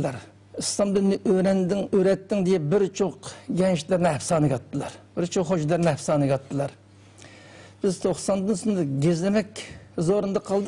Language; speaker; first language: Turkish; non-native, learner; Uyghur